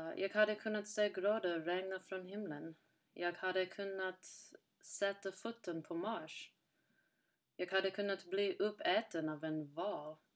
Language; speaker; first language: Swedish; non-native, learner; English